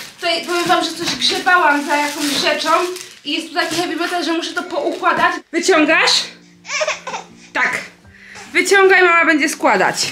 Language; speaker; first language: Polish; native; Polish